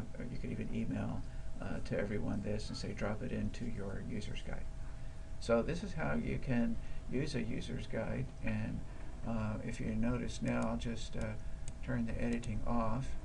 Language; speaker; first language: English; native; English